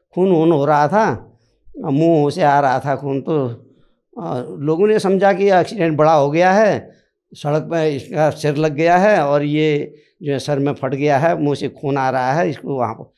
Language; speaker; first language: Hindi; native; Hindi